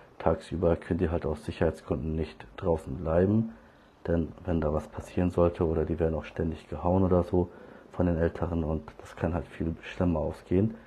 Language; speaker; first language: German; early bilingual, other home language; Turkish